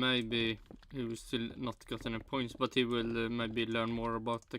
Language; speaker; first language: English; non-native, fluent; Swedish